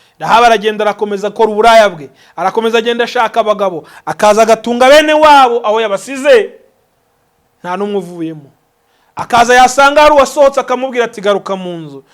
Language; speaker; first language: Kinyarwanda; native; Kinyarwanda